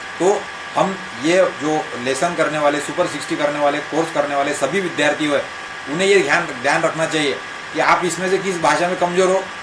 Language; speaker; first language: Hindi; non-native, local second language; Marathi